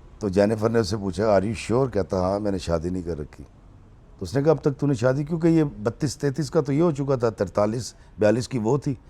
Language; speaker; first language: Urdu; native; Urdu